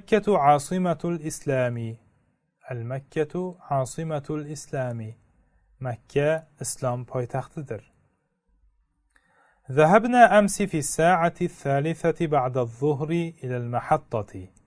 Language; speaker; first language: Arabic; non-native, fluent; Uzbek